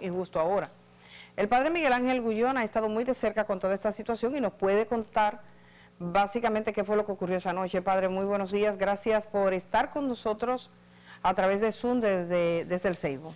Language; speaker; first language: Spanish; native; Spanish